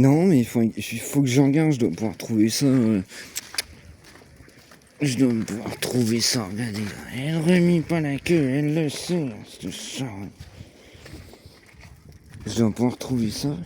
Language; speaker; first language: French; native; French